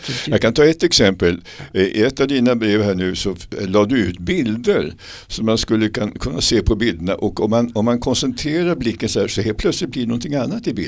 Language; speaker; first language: Swedish; native; Swedish